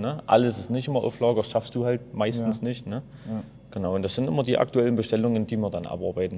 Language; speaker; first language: German; native; German